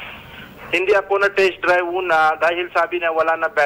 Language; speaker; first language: Filipino; non-native, learner; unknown